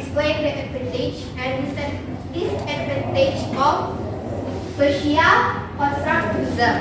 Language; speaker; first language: English; non-native, learner; Indonesian